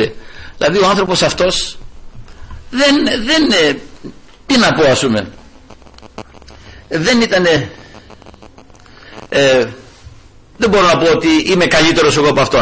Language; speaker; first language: Greek; native; Greek